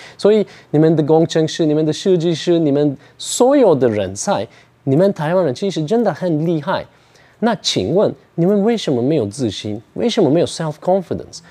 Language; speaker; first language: Chinese; non-native, fluent; Turkish